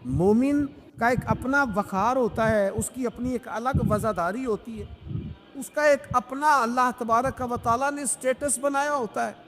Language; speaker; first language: Urdu; non-native, local second language; Punjabi